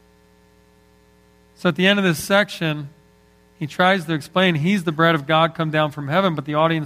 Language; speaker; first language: English; native; English